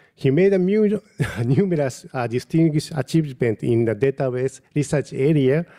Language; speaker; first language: English; non-native, fluent; Japanese